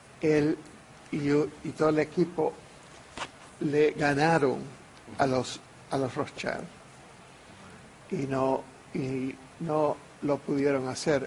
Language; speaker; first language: Spanish; non-native, fluent; English